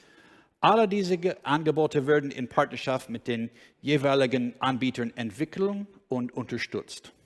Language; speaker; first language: German; non-native, learner; English